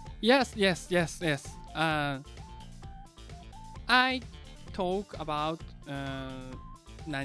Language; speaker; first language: English; non-native, learner; Japanese